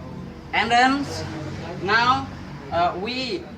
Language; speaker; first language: English; non-native, learner; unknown